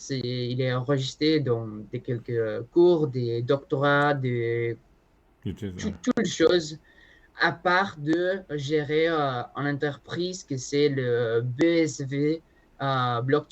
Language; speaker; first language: French; non-native, learner; Spanish